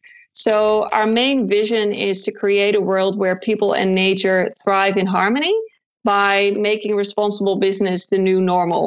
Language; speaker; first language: English; non-native, fluent; Dutch